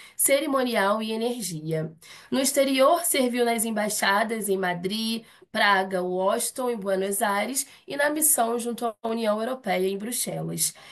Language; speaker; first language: Portuguese; native; Portuguese